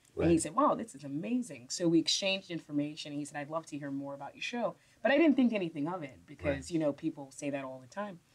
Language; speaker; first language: English; native; English